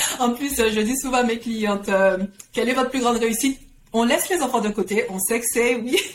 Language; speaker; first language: French; native; French